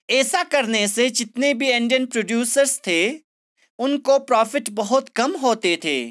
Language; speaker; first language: Hindi; non-native, local second language; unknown